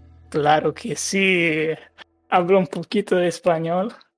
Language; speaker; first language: Spanish; non-native, learner; Italian